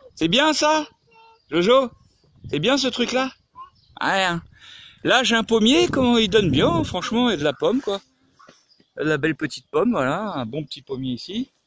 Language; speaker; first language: French; native; French